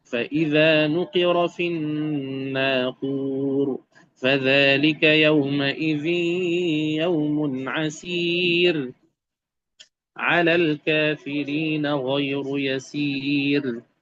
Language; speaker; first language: Arabic; native; Arabic